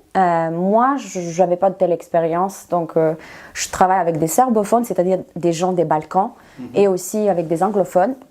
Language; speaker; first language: French; non-native, fluent; Serbian